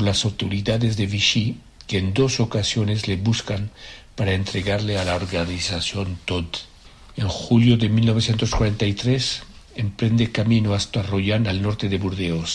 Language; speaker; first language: Spanish; native; Spanish